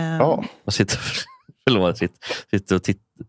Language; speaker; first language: Swedish; native; Swedish